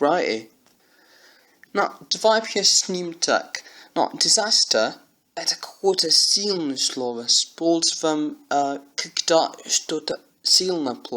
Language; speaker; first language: Russian; non-native, learner; English